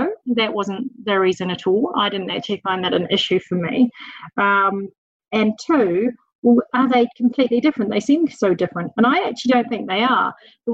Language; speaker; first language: English; native; English